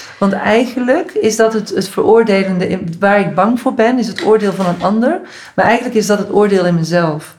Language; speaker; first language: Dutch; native; Dutch